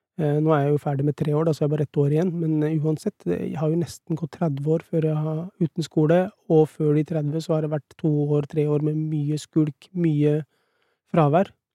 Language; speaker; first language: Norwegian; early bilingual, other home language; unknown